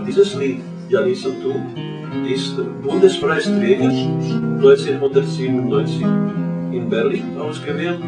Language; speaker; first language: German; non-native, learner; Croatian